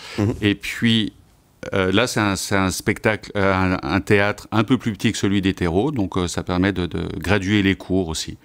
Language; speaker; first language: French; native; French